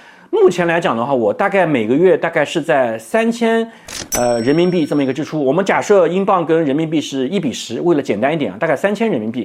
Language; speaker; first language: Chinese; native; Chinese